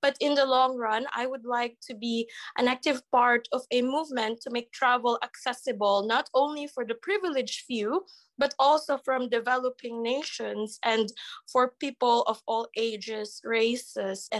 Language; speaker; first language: English; non-native, local second language; Iloko